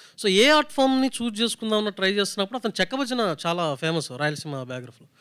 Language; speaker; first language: Telugu; native; Telugu